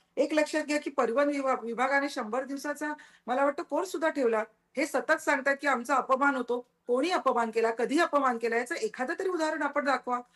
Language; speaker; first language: Marathi; native; Marathi